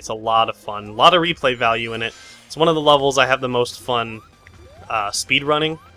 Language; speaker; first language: English; native; English